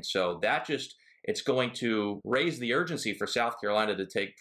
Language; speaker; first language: English; native; English